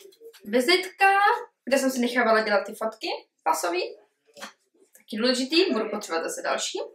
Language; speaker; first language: Czech; early bilingual, heritage; Czech